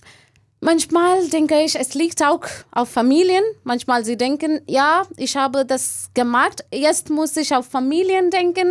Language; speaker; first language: German; non-native, learner; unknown